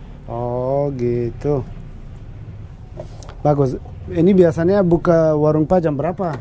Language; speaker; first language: Indonesian; non-native, learner; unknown